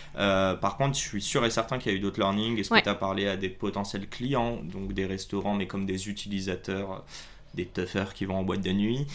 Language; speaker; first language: French; native; French